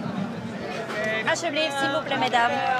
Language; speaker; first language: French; non-native, local second language; Dutch